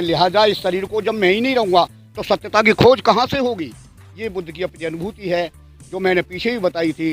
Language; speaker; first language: Hindi; native; Hindi